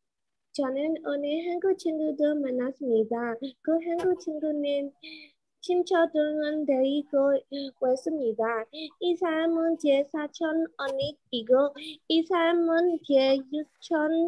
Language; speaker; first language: Korean; non-native, learner; Burmese